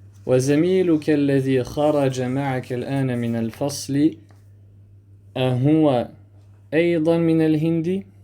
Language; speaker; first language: Arabic; non-native, fluent; French